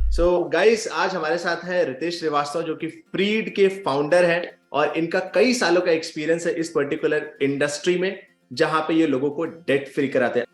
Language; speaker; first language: Hindi; native; Hindi